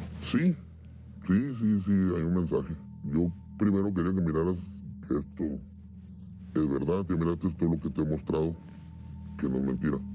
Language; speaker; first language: Spanish; native; Spanish